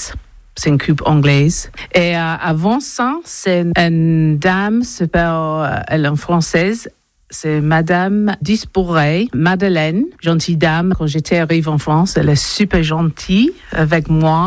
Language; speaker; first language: French; non-native, learner; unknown